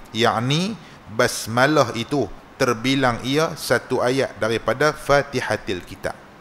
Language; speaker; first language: Malay; native; Malay